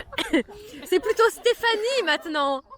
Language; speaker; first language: French; native; French